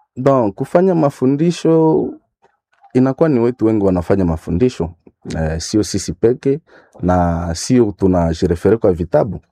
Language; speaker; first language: Swahili; non-native, local second language; Nande